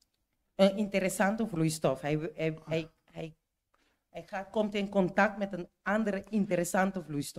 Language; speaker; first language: Dutch; non-native, learner; Papiamento